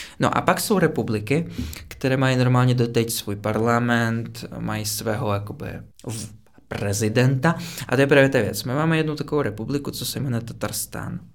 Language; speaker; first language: Czech; non-native, fluent; Russian